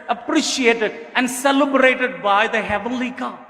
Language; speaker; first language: English; non-native, local second language; Tamil